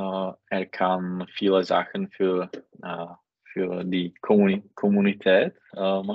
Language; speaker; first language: German; non-native, learner; Czech